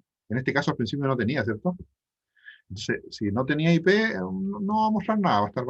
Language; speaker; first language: Spanish; native; Spanish